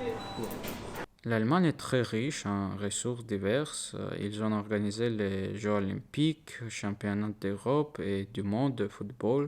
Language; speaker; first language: French; non-native, learner; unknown